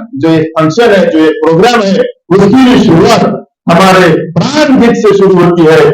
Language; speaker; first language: Hindi; non-native, local second language; Marathi